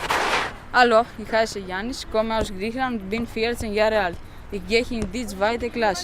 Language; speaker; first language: German; non-native, learner; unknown